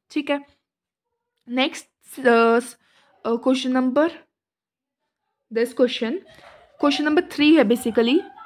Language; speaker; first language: English; non-native, local second language; Hindi